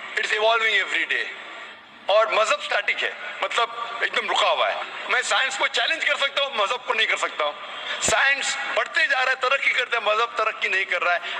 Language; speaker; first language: Hindi; non-native, local second language; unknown